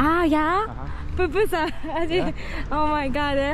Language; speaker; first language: English; non-native, fluent; Japanese